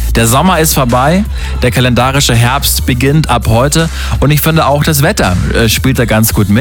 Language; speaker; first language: German; native; German